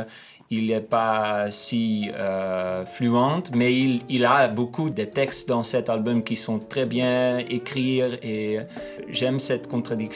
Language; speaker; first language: French; non-native, learner; Dutch